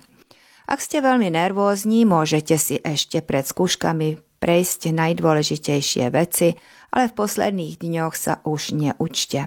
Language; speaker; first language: Slovak; early bilingual, heritage; Slovak